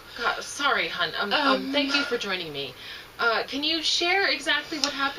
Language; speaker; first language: English; native; English